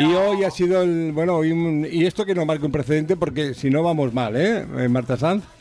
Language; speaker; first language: Spanish; native; Spanish